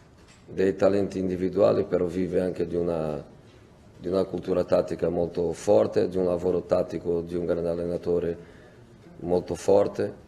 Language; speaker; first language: Italian; non-native, fluent; Portuguese